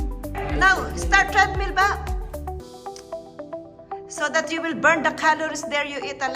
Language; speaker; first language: English; non-native, local second language; Filipino